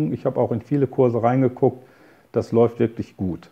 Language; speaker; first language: German; native; German